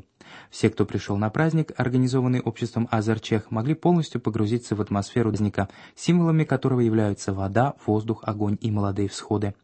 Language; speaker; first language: Russian; native; Russian